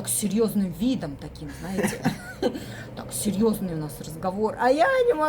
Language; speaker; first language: Russian; native; Russian